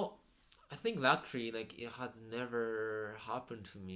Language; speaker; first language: English; non-native, fluent; Japanese